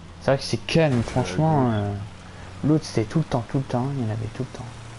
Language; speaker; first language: French; native; French